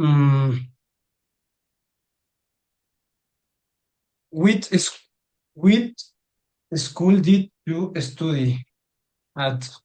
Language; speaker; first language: English; non-native, learner; Spanish